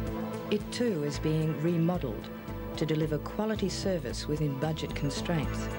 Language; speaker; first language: English; native; English